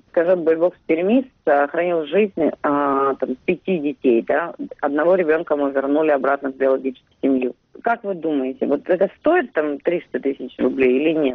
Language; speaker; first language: Russian; native; Russian